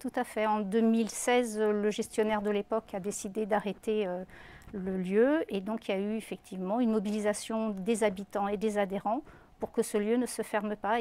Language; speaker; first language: French; native; French